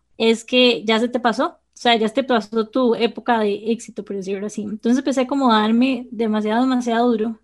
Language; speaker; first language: Spanish; native; Spanish